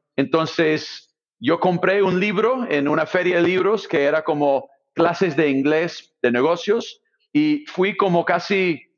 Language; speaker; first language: Spanish; non-native, fluent; English